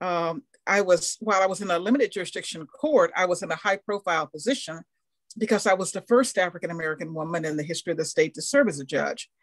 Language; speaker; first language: English; native; English